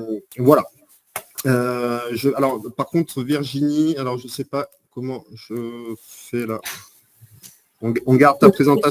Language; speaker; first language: French; native; French